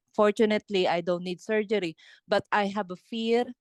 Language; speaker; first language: English; non-native, local second language; Filipino